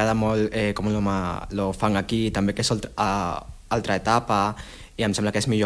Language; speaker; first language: Catalan; non-native, learner; Spanish